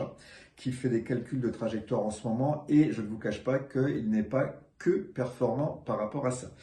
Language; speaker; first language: French; native; French